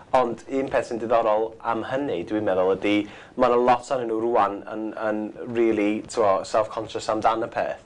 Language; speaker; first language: Welsh; non-native, local second language; English